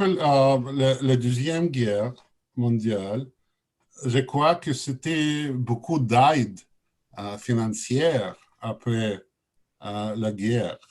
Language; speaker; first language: French; non-native, learner; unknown